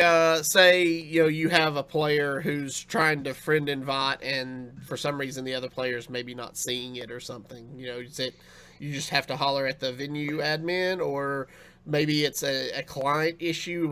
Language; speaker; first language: English; native; English